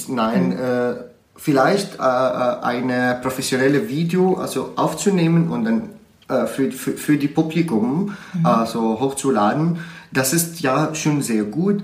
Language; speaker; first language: German; non-native, learner; Arabic